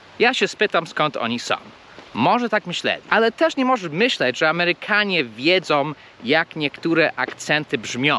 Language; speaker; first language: Polish; early bilingual, heritage; Polish